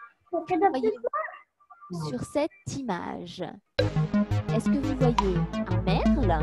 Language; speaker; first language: French; native; French